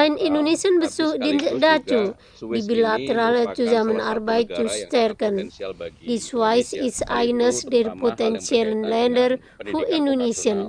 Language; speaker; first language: German; non-native, learner; Indonesian